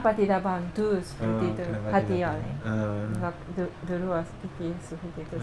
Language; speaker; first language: Indonesian; non-native, learner; Japanese